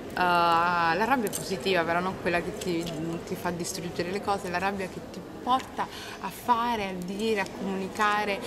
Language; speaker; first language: Italian; early bilingual, other home language; Somali